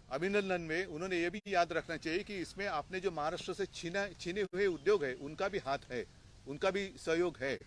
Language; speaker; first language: Hindi; non-native, local second language; Marathi